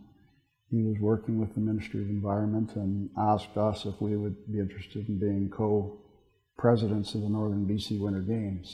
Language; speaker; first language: English; native; English